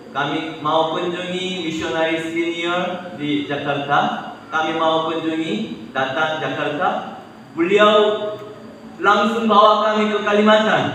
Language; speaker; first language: Indonesian; non-native, fluent; Korean